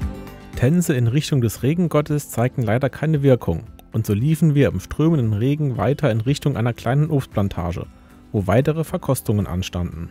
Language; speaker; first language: German; native; German